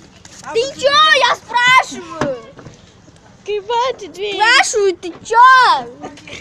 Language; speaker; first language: Russian; native; Russian